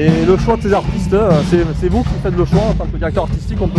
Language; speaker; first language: French; native; French